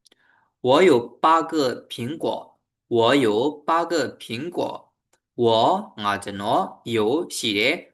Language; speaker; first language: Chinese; non-native, fluent; Burmese